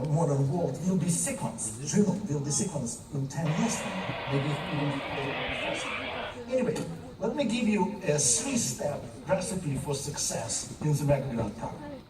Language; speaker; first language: English; non-native, fluent; Russian